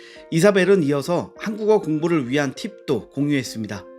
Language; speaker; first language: Korean; native; Korean